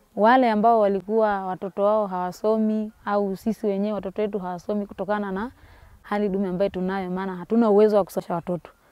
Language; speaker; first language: Swahili; non-native, local second language; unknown